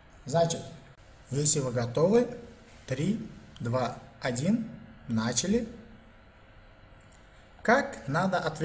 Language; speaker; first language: Russian; non-native, local second language; Uzbek